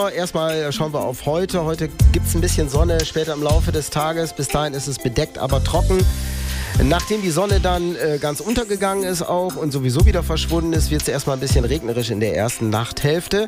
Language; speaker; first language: German; native; German